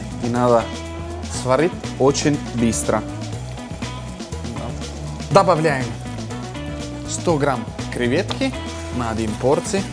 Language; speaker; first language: Russian; non-native, fluent; Italian